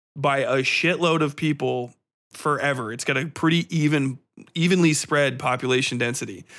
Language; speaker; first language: English; native; English